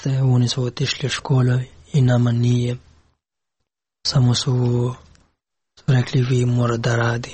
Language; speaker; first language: Serbian; non-native, learner; Pashto